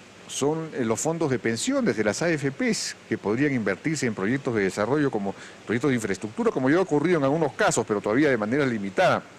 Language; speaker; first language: Spanish; native; Spanish